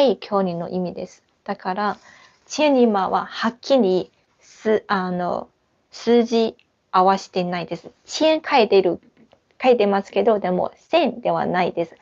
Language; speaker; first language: Japanese; non-native, fluent; Chinese